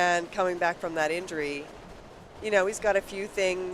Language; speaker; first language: English; native; English